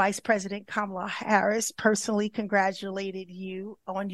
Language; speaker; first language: English; native; English